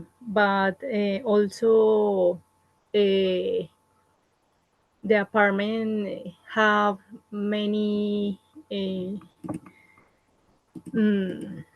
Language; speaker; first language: English; non-native, learner; Spanish